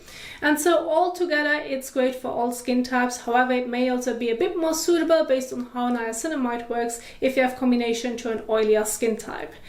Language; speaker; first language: English; non-native, fluent; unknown